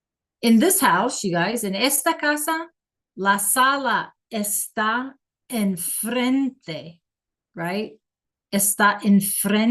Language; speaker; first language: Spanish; non-native, fluent; English